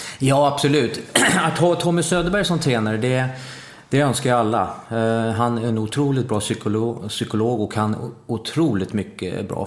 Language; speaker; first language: Swedish; native; Swedish